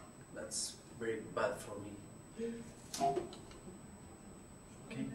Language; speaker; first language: English; non-native, learner; Spanish